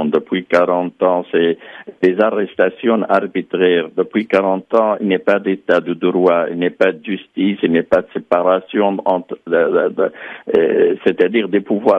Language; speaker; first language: French; non-native, fluent; Arabic